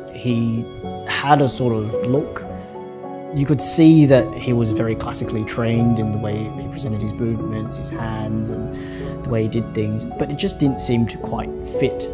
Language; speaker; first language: English; native; English